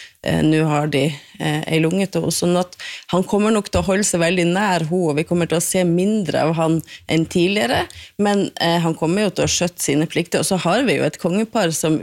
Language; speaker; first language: Norwegian; native; Norwegian